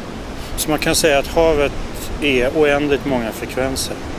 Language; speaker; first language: Swedish; native; Swedish